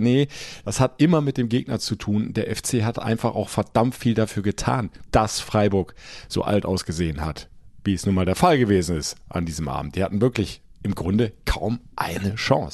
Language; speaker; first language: German; native; German